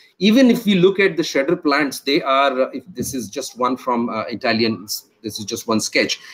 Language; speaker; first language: English; non-native, local second language; Hindi